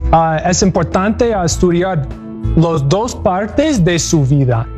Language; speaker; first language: Spanish; non-native, learner; English